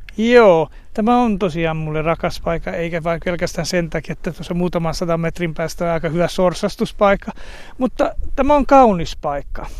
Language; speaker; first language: Finnish; non-native, fluent; Hungarian